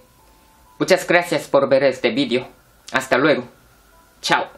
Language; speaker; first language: Spanish; non-native, fluent; Korean